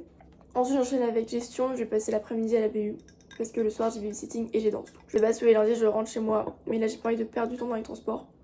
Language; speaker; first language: French; native; French